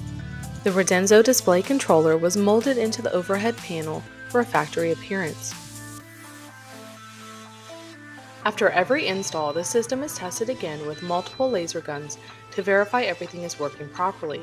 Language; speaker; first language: English; native; English